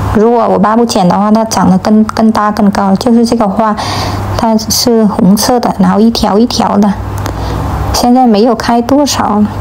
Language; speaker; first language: Chinese; non-native, fluent; Vietnamese